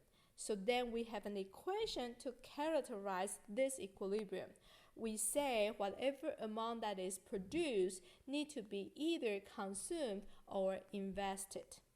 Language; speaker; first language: English; non-native, fluent; Chinese